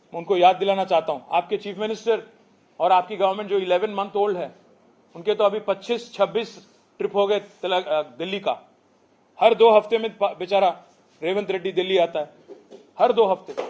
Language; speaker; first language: Hindi; non-native, local second language; Telugu